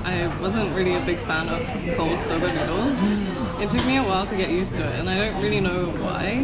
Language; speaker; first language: English; native; English